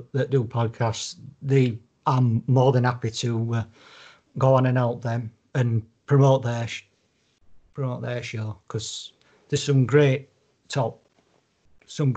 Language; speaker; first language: English; native; English